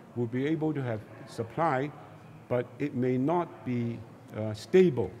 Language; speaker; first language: English; non-native, local second language; Chinese